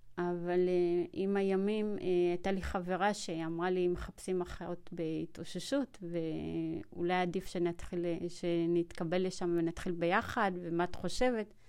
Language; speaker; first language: Hebrew; early bilingual, other home language; Amharic